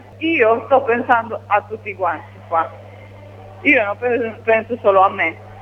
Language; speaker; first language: Italian; non-native, learner; Romanian